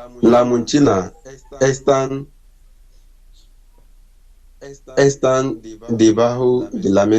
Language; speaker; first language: Spanish; non-native, learner; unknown